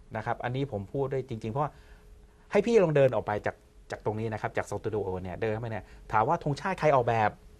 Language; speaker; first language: Thai; native; Thai